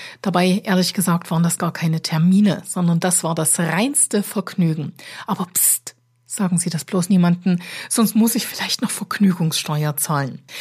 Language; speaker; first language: German; native; German